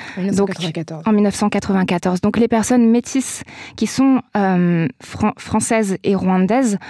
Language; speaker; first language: French; native; French